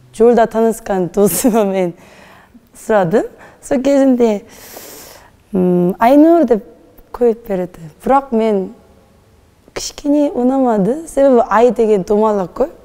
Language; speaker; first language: Kazakh; non-native, learner; Korean